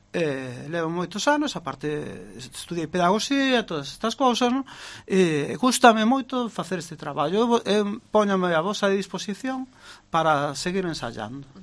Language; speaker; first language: Galician; native; Galician